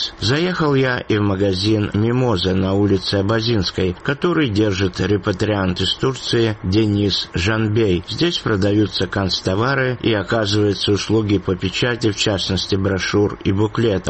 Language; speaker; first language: Russian; native; Russian